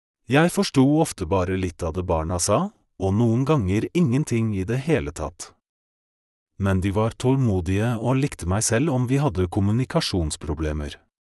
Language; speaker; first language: Norwegian; non-native, fluent; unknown